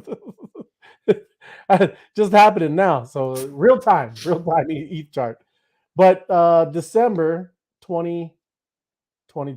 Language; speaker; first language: English; native; English